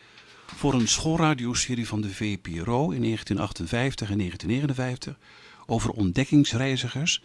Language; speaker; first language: Dutch; native; Dutch